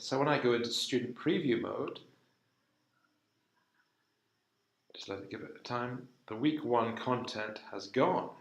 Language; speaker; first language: English; native; English